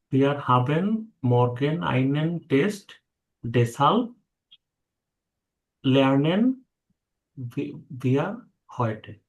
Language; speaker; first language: German; non-native, learner; Bangla